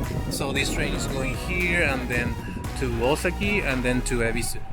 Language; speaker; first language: English; non-native, fluent; Spanish